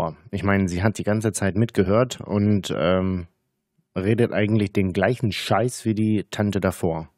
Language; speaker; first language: German; native; German